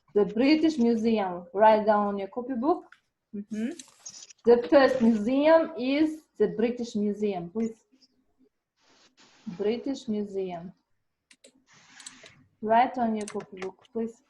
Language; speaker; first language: English; non-native, learner; Kazakh